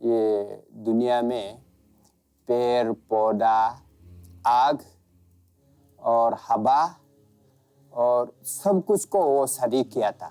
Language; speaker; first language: Hindi; non-native, local second language; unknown